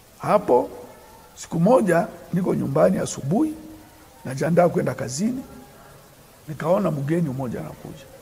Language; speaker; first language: Swahili; native; Swahili